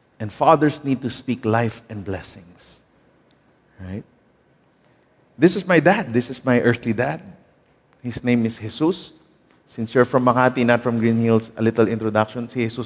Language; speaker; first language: English; non-native, local second language; Filipino